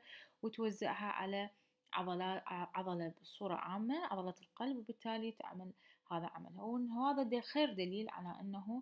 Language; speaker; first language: Arabic; native; Arabic